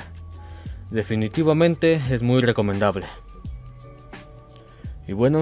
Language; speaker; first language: Spanish; native; Spanish